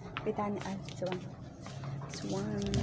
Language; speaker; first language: Turkish; non-native, learner; Filipino